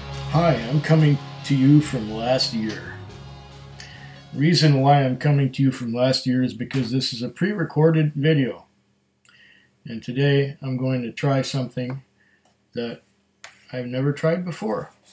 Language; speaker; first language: English; native; English